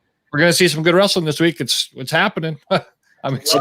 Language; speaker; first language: English; native; English